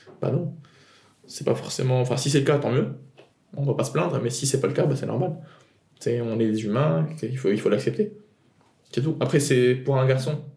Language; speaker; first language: French; non-native, local second language; Arabic